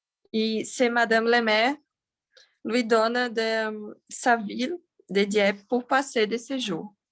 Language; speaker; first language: French; non-native, learner; Portuguese